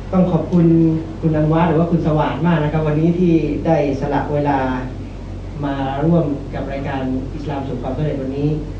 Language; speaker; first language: Thai; native; Thai